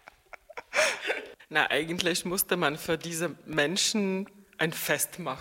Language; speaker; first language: German; non-native, fluent; Czech